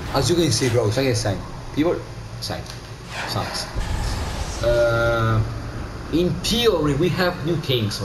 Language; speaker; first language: English; non-native, learner; Italian